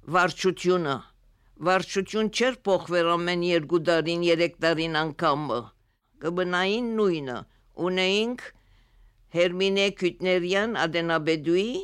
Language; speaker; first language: Armenian; early bilingual, heritage; Armenian